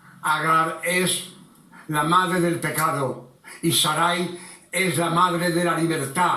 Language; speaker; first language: Spanish; non-native, fluent; French